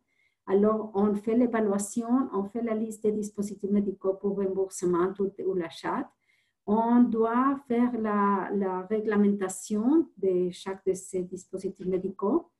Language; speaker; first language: French; non-native, fluent; Spanish